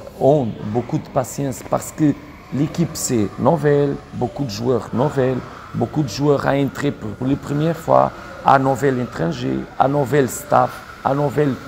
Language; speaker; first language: French; non-native, learner; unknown